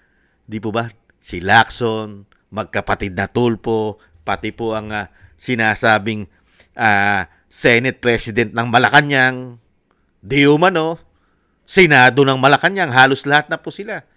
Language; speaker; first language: Filipino; native; Filipino